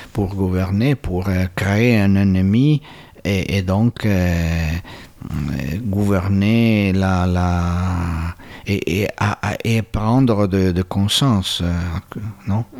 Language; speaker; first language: French; non-native, fluent; Italian